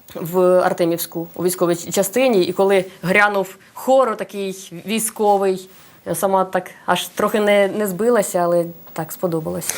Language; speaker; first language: Ukrainian; non-native, local second language; Russian